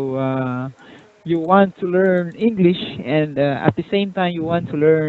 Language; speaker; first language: English; non-native, local second language; Filipino